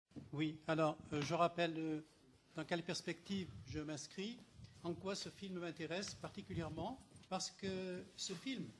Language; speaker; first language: French; native; French